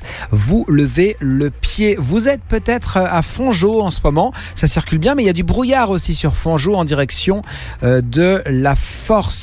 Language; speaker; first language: French; native; French